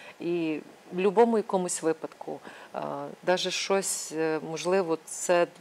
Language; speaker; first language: Ukrainian; native; Ukrainian